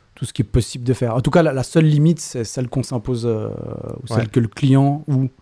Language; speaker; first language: French; native; French